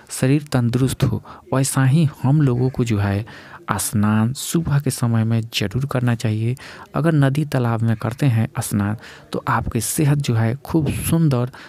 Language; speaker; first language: Hindi; native; Hindi